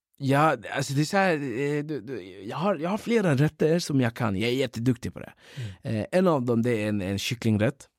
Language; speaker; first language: Swedish; early bilingual, other home language; Central Kurdish